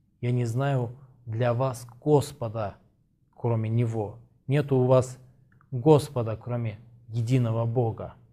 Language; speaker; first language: Russian; non-native, local second language; Azerbaijani